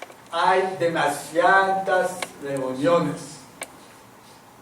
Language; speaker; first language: Spanish; non-native, learner; English